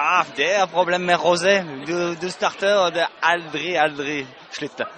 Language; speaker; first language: Norwegian; non-native, fluent; French